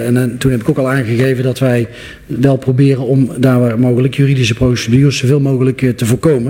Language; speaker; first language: Dutch; native; Dutch